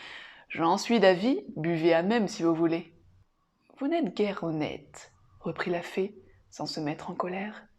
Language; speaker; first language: French; native; French